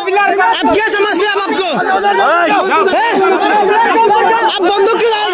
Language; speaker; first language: Hindi; non-native, learner; Bangla